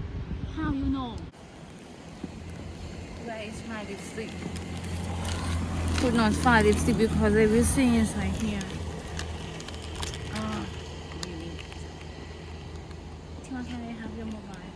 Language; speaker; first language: English; non-native, learner; Thai